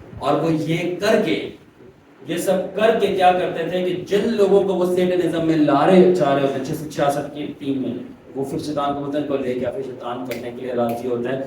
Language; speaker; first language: Urdu; non-native, local second language; Punjabi